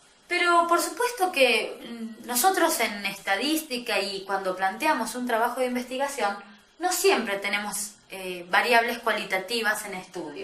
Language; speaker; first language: Spanish; native; Spanish